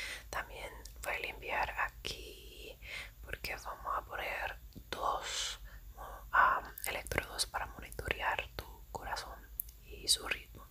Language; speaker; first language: Spanish; non-native, fluent; English